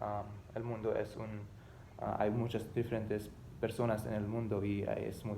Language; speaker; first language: Spanish; non-native, learner; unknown